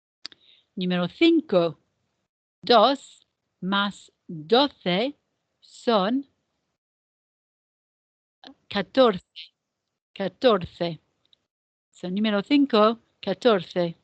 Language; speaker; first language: Spanish; non-native, fluent; English